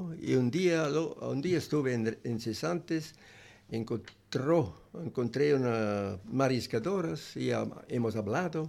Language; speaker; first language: Spanish; non-native, learner; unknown